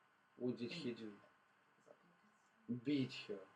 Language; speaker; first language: English; non-native, fluent; Russian